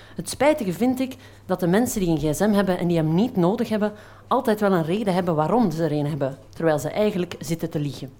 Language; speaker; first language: Dutch; native; Dutch